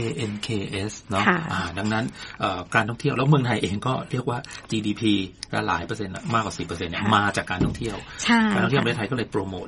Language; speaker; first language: Thai; native; Thai